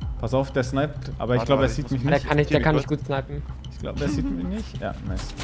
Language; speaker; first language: German; native; German